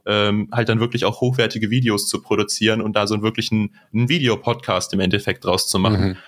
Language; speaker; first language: German; native; German